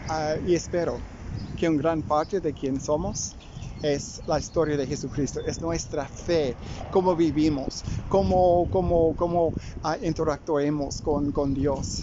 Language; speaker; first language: Spanish; non-native, fluent; English